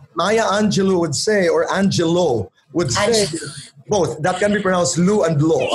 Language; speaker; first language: English; non-native, local second language; Waray